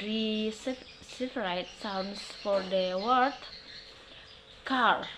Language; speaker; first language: English; non-native, learner; Indonesian